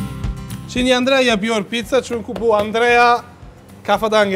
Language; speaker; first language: Turkish; non-native, learner; Italian